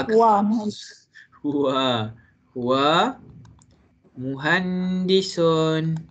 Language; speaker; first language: Arabic; non-native, fluent; Malay